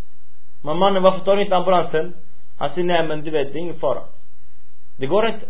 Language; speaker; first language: Swedish; early bilingual, other home language; Arabic